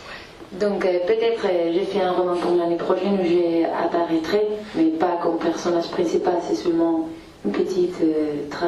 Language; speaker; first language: French; non-native, fluent; Spanish